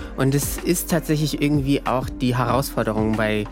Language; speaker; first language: German; early bilingual, other home language; Arabic